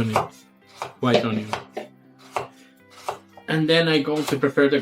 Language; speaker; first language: English; non-native, learner; Spanish